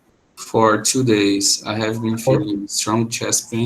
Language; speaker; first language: English; non-native, learner; Portuguese